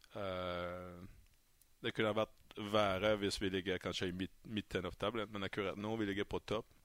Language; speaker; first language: Norwegian; non-native, fluent; French